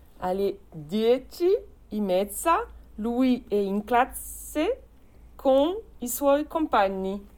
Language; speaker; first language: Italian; non-native, learner; French